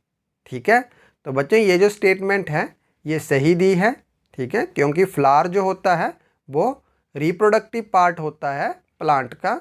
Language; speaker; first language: Hindi; native; Hindi